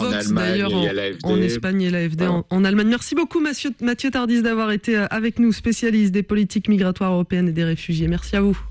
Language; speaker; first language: French; native; French